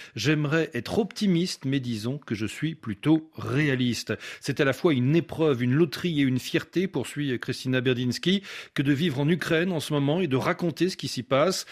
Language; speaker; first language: French; native; French